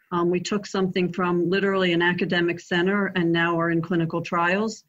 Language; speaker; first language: English; native; English